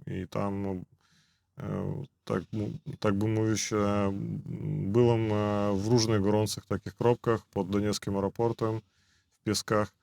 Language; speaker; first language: Polish; non-native, fluent; Belarusian